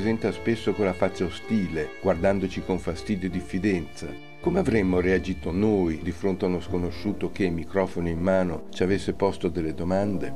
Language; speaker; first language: Italian; native; Italian